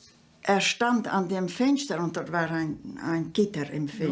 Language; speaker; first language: German; early bilingual, heritage; German